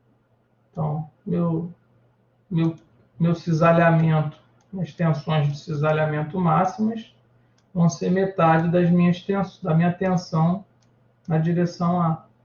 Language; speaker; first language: Portuguese; native; Portuguese